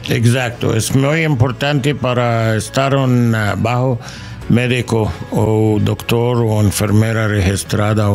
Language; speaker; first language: Spanish; non-native, learner; English